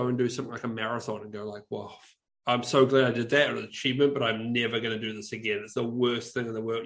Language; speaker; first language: English; native; English